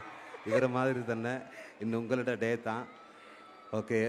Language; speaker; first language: Tamil; non-native, local second language; Malayalam